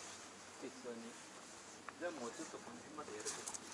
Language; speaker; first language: Japanese; native; Japanese